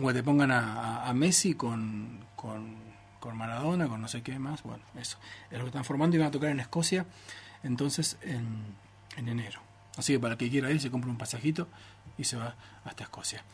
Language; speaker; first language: Spanish; native; Spanish